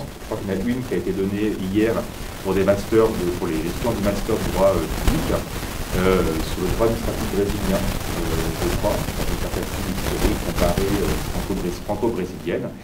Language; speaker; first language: French; native; French